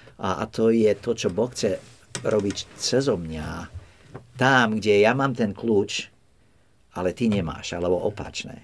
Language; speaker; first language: Slovak; non-native, fluent; English